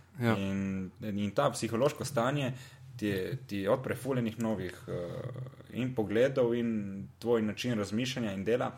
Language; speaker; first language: Slovenian; native; Slovenian